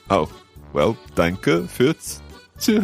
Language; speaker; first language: German; non-native, learner; English